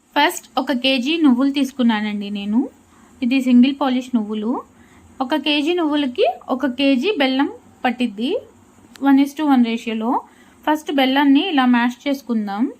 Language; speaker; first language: Telugu; non-native, local second language; Urdu